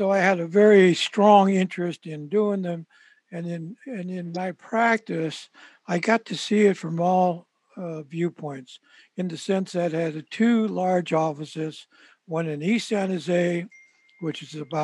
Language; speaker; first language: English; native; English